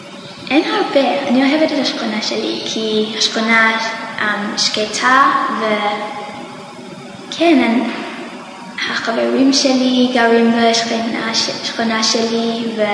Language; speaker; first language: Hebrew; non-native, learner; English